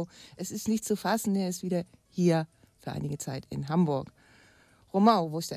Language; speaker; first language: German; native; German